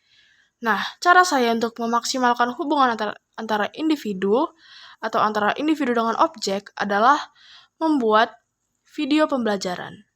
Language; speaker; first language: Indonesian; native; Indonesian